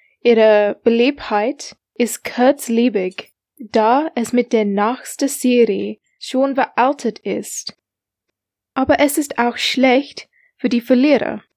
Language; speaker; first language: German; non-native, learner; English